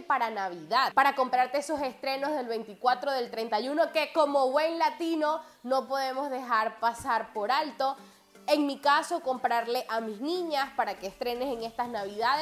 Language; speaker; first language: Spanish; native; Spanish